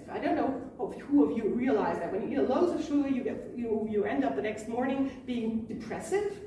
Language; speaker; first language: English; non-native, fluent; German